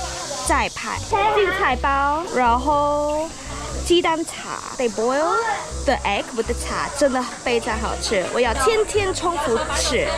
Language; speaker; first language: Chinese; early bilingual, heritage; English